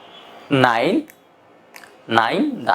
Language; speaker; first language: German; non-native, fluent; Bangla